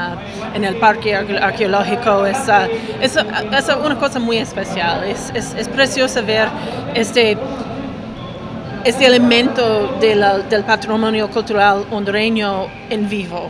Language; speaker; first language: Spanish; non-native, fluent; English